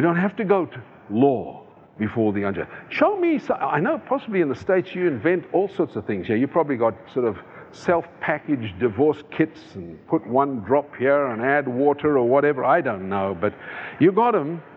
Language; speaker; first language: English; native; English